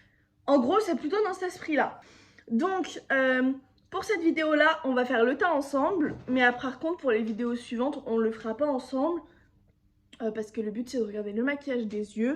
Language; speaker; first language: French; native; French